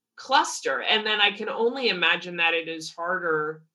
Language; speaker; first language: English; native; English